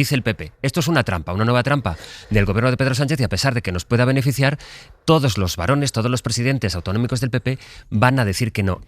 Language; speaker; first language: Spanish; native; Spanish